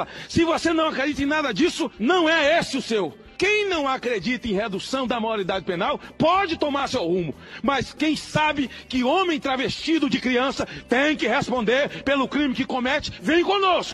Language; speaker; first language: Portuguese; native; Portuguese